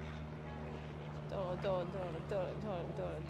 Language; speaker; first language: Spanish; non-native, learner; Danish